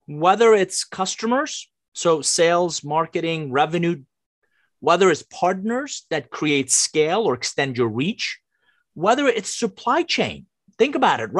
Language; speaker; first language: English; non-native, fluent; Persian